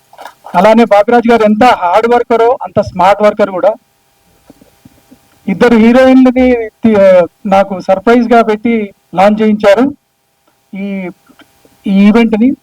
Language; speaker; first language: Telugu; native; Telugu